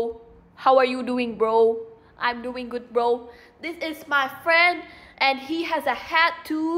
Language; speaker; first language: English; non-native, learner; Indonesian